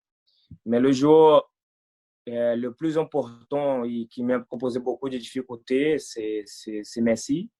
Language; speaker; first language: French; non-native, fluent; Portuguese